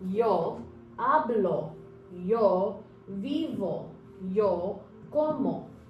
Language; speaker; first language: Spanish; early bilingual, heritage; Spanish